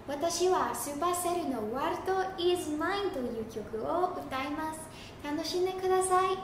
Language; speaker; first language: Japanese; non-native, learner; English